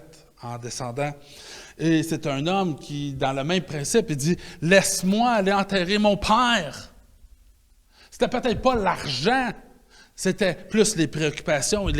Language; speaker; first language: French; native; French